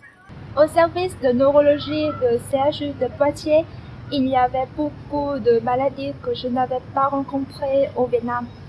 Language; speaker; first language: French; non-native, fluent; Vietnamese